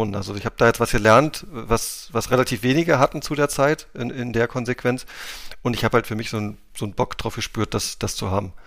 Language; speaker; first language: German; native; German